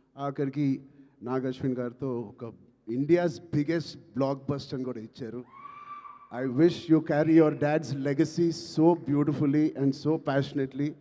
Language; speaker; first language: Telugu; native; Telugu